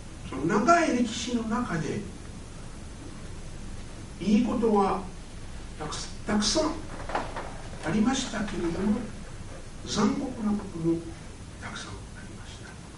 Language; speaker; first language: Japanese; non-native, fluent; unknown